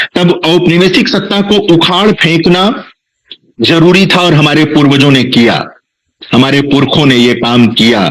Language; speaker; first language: Hindi; non-native, local second language; Bhojpuri